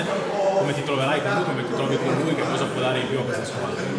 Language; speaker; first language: Italian; native; Italian